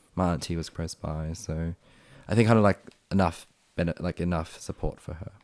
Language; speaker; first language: English; non-native, local second language; Vietnamese